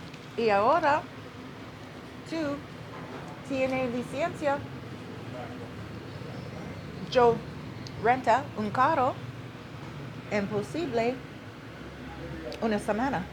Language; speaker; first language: Spanish; non-native, learner; English